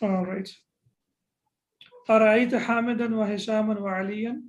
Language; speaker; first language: Arabic; non-native, fluent; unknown